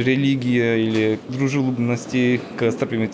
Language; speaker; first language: Russian; non-native, learner; Georgian